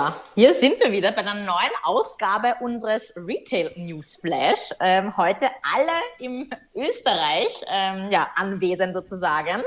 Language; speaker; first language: German; native; German